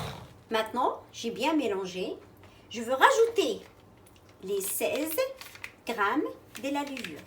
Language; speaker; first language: French; non-native, local second language; Arabic